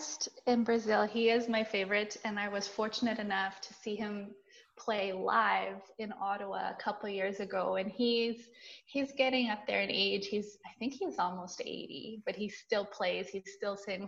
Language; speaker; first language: English; early bilingual, other home language; Portuguese